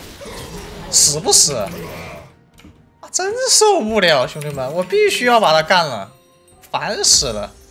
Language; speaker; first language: Chinese; native; Chinese